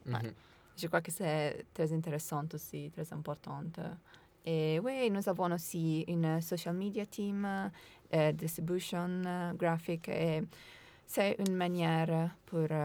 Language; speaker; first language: French; non-native, learner; Italian